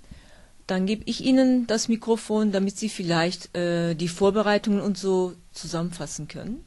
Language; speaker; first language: German; non-native, fluent; Turkish